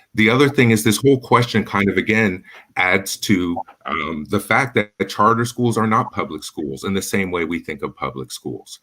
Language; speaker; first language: English; native; English